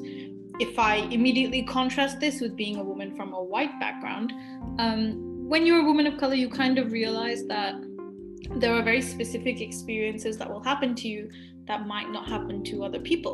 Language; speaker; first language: English; native; English